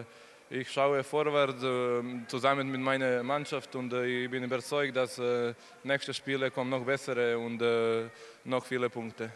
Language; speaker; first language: German; non-native, learner; Croatian